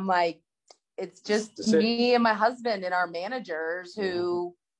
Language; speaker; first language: English; native; English